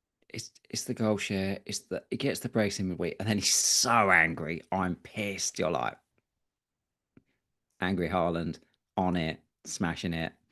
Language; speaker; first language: English; native; English